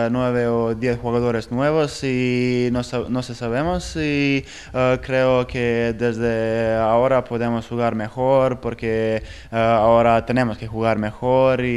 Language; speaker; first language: Spanish; non-native, fluent; Bosnian